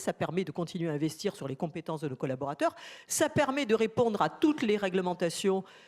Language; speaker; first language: French; native; French